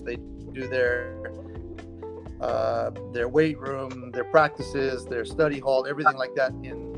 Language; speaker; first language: English; native; English